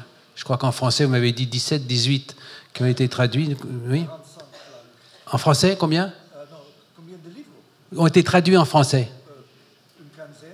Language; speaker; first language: French; native; French